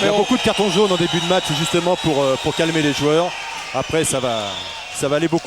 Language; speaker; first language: French; native; French